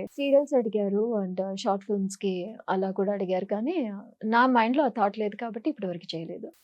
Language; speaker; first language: Telugu; native; Telugu